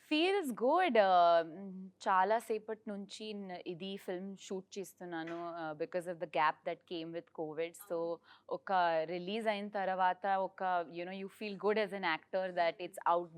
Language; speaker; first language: Telugu; non-native, learner; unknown